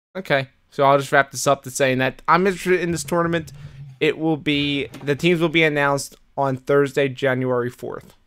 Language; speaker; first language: English; native; English